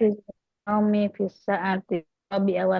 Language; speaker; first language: Arabic; non-native, learner; Indonesian